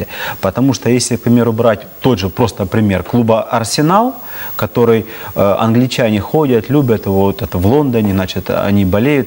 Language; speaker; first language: Russian; native; Russian